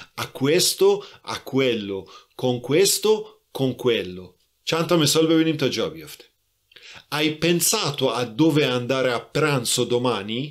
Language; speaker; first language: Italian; non-native, fluent; Persian